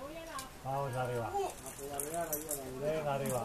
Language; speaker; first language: Spanish; native; Spanish